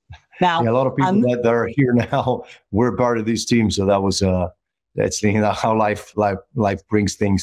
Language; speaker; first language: English; non-native, fluent; Greek